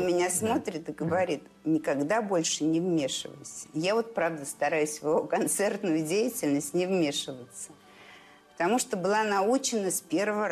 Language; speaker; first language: Russian; native; Russian